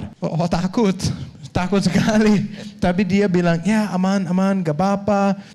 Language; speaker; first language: Indonesian; non-native, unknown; Danish